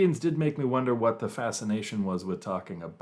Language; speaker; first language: English; native; English